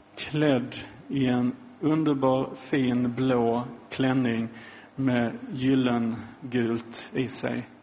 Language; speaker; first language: Swedish; non-native, fluent; German